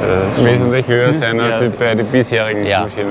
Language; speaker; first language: German; native; German